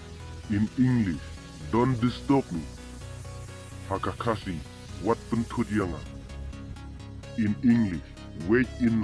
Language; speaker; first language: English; non-native, local second language; Khasi